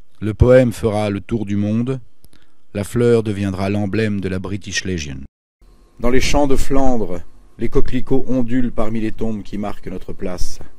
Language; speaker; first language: French; native; French